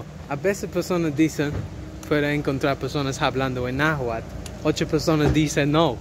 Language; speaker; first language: Spanish; non-native, learner; English